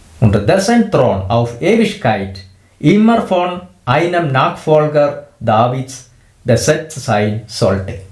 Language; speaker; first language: German; non-native, fluent; Malayalam